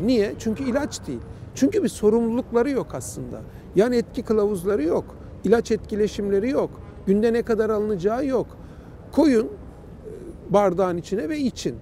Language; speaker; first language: Turkish; native; Turkish